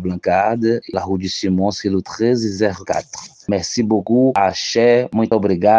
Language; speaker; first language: French; non-native, fluent; Portuguese